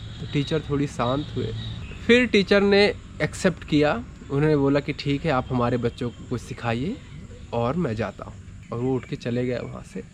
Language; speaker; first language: Hindi; native; Hindi